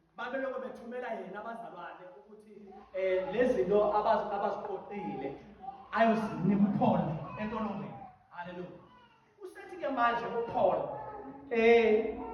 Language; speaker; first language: Zulu; non-native, local second language; Xhosa